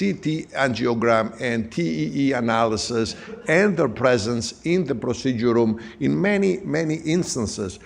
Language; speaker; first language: English; non-native, fluent; Greek